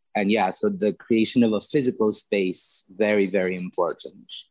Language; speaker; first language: English; non-native, fluent; Romanian